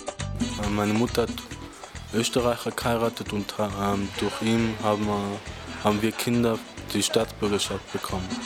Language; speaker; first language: German; early bilingual, other home language; Spanish